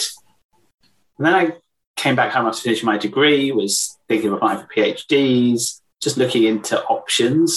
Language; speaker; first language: English; native; English